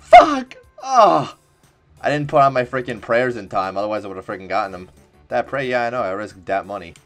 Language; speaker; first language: English; native; English